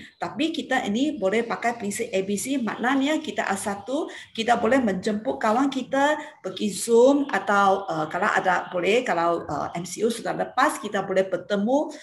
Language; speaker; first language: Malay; non-native, local second language; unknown